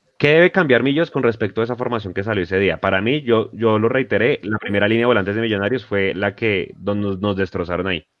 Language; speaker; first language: Spanish; native; Spanish